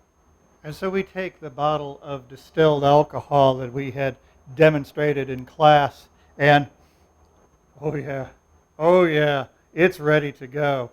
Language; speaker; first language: English; native; English